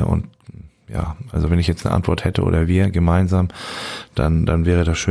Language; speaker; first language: German; native; German